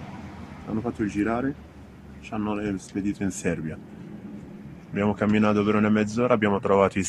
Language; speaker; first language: Italian; early bilingual, other home language; Arabic